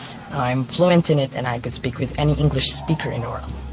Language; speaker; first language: English; non-native, local second language; Filipino